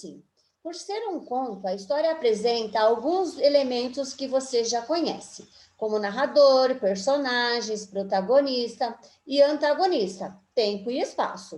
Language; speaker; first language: Portuguese; native; Portuguese